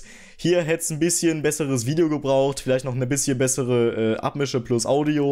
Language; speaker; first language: German; native; German